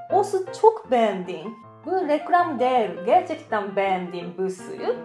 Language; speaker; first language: Turkish; non-native, fluent; Japanese